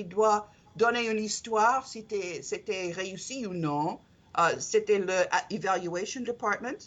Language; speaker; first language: French; non-native, learner; English